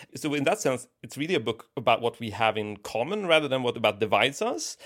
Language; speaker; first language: English; non-native, fluent; Swedish